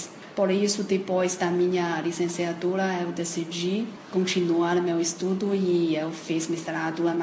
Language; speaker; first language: Portuguese; non-native, fluent; Chinese